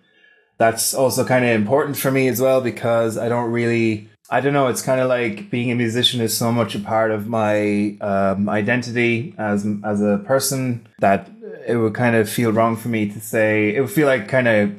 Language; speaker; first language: English; native; English